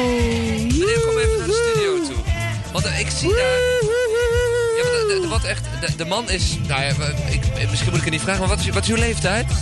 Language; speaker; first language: Dutch; native; Dutch